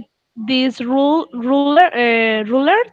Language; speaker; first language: English; non-native, learner; Spanish